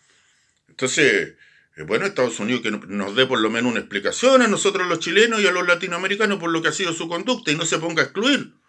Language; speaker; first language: Spanish; native; Spanish